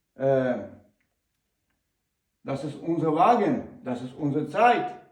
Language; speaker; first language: German; non-native, learner; Ukrainian